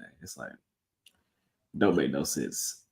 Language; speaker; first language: English; native; English